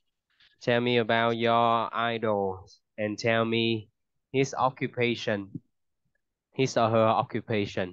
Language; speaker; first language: English; non-native, fluent; Vietnamese